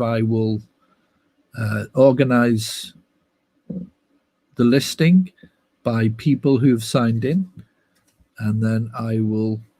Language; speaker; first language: English; native; English